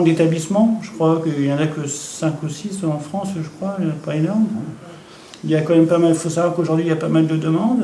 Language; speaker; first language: French; native; French